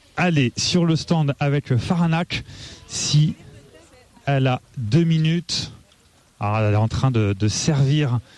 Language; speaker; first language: French; native; French